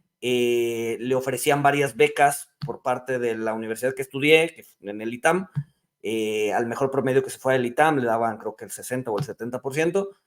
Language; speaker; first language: Spanish; native; Spanish